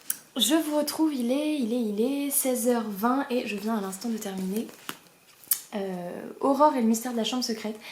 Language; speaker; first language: French; native; French